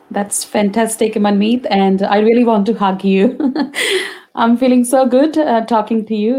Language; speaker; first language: English; non-native, local second language; Punjabi